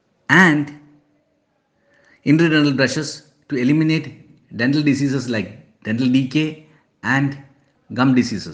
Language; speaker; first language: English; non-native, local second language; Malayalam